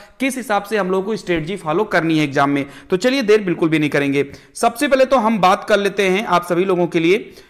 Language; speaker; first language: Hindi; native; Hindi